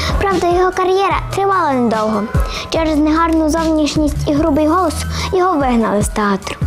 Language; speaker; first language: Ukrainian; native; Ukrainian